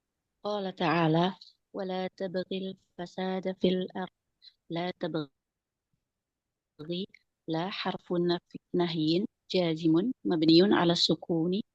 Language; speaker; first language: Arabic; non-native, learner; Indonesian